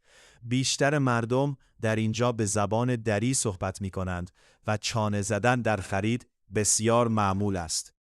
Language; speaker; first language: Persian; native; Persian